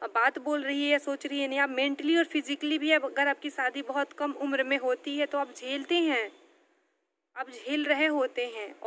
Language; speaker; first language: Hindi; native; Hindi